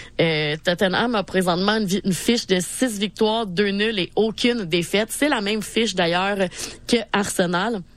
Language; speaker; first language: French; native; French